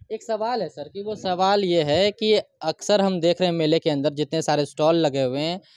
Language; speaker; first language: Hindi; native; Hindi